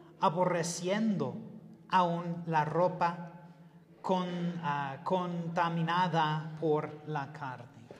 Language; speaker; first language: Spanish; non-native, learner; English